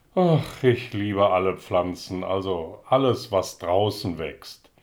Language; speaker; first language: German; early bilingual, other home language; Dutch